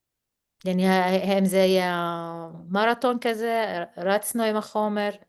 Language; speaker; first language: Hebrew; non-native, local second language; Arabic